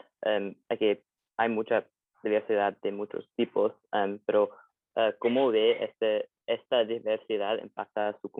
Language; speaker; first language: Spanish; non-native, fluent; English